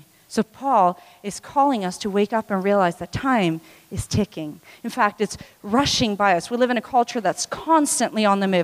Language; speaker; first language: English; non-native, local second language; Swedish